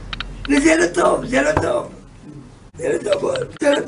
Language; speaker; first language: Hebrew; non-native, fluent; Yiddish